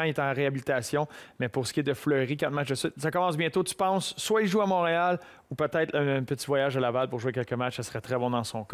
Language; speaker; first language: French; native; French